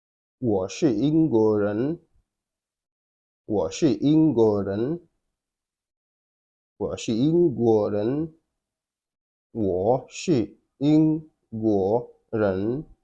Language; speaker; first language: Chinese; non-native, fluent; Wolof